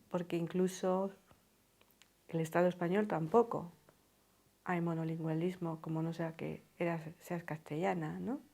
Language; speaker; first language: Spanish; early bilingual, heritage; Spanish